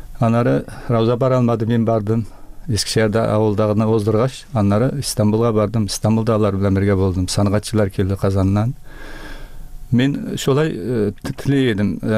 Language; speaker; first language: Tatar; early bilingual, heritage; Tatar